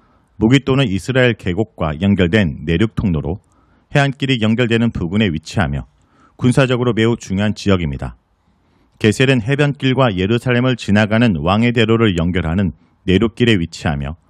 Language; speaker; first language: Korean; native; Korean